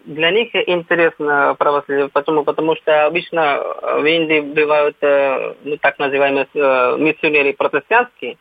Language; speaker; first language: Russian; non-native, fluent; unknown